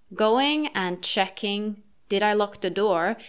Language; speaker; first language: English; non-native, fluent; Norwegian